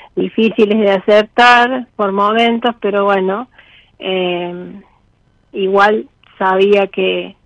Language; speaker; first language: Spanish; native; Spanish